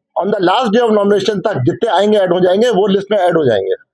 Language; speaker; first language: Hindi; non-native, local second language; Bangla